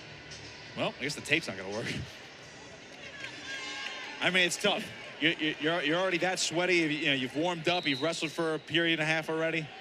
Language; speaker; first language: English; native; English